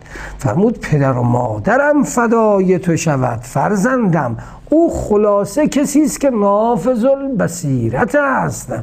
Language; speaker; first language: Persian; native; Persian